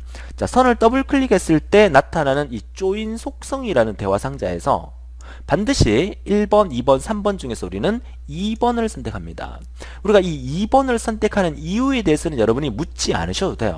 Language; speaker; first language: Korean; native; Korean